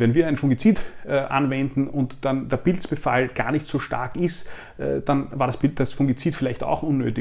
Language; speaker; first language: German; native; German